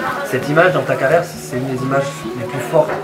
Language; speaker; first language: French; native; French